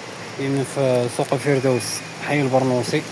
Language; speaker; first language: Arabic; native; Arabic